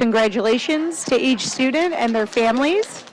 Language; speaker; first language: English; native; English